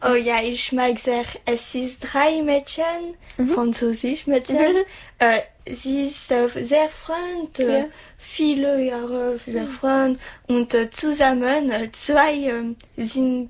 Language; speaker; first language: German; non-native, learner; French